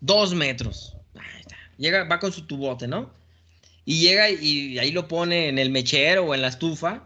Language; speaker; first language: Spanish; native; Spanish